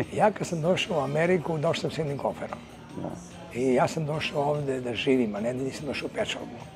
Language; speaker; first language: Serbian; native; Serbian